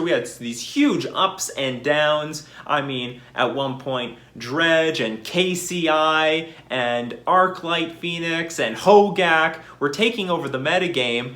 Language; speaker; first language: English; native; English